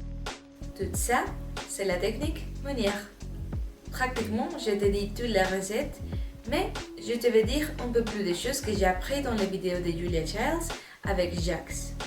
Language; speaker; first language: French; non-native, learner; Spanish